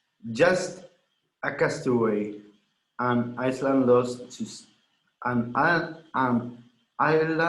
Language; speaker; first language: English; non-native, learner; Spanish